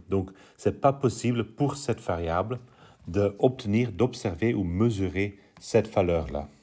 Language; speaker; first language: French; non-native, local second language; Dutch